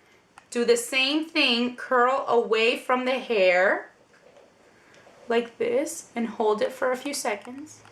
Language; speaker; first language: English; native; English